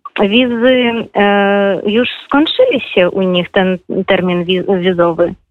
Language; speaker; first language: Polish; non-native, fluent; Russian